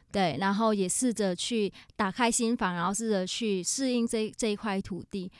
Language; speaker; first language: Chinese; non-native, fluent; Vietnamese